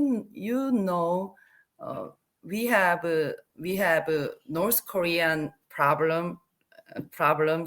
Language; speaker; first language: English; non-native, learner; Korean